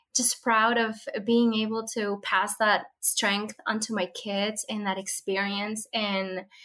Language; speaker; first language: English; early bilingual, other home language; Spanish